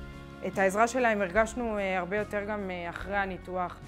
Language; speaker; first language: Hebrew; native; Hebrew